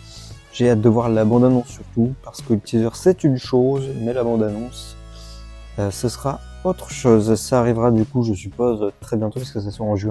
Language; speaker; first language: French; native; French